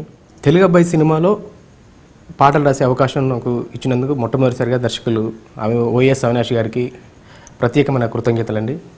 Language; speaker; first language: Telugu; native; Telugu